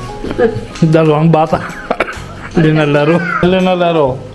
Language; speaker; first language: Filipino; non-native, learner; Hindi